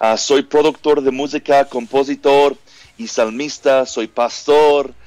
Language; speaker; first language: Spanish; non-native, learner; English